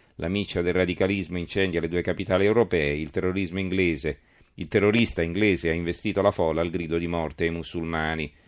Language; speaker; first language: Italian; native; Italian